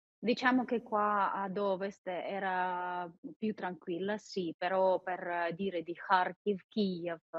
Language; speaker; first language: Italian; non-native, fluent; Ukrainian